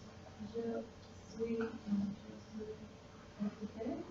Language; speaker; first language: French; non-native, learner; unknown